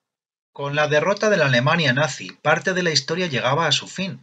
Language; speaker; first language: Spanish; native; Spanish